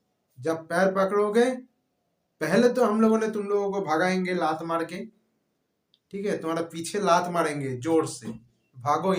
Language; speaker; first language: Hindi; non-native, local second language; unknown